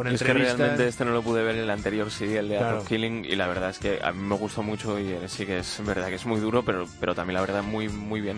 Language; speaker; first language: Spanish; native; Spanish